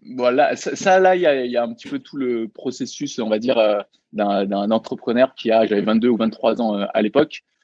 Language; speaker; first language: French; early bilingual, other home language; Vietnamese